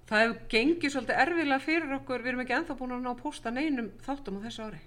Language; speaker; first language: Icelandic; native; Icelandic